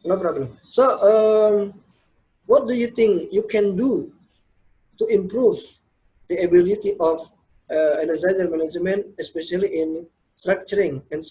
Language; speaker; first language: English; non-native, learner; Indonesian